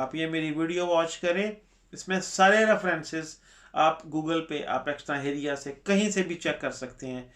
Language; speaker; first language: Urdu; non-native, local second language; Punjabi